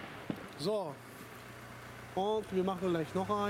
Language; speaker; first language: German; native; German